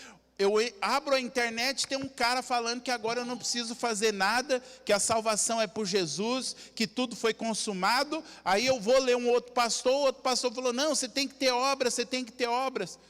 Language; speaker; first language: Portuguese; native; Portuguese